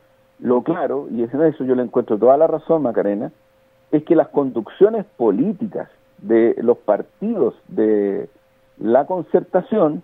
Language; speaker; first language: Spanish; native; Spanish